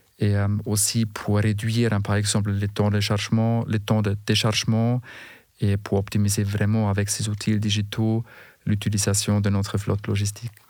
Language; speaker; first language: French; non-native, fluent; German